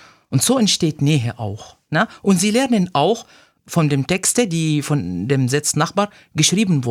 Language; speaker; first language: German; non-native, fluent; Arabic